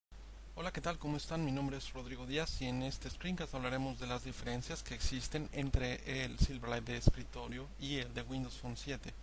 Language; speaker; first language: Spanish; native; Spanish